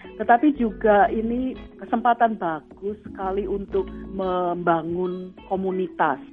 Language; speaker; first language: Indonesian; native; Indonesian